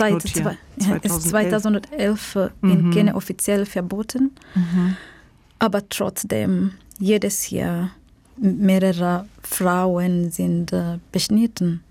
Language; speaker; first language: German; non-native, fluent; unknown